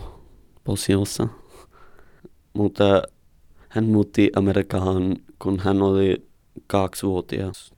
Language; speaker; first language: Finnish; non-native, learner; English